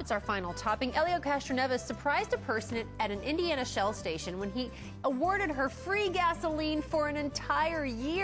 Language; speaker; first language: English; native; English